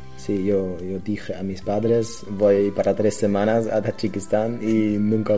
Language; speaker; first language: Spanish; non-native, learner; German